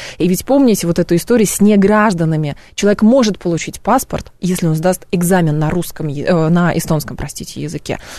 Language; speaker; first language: Russian; native; Russian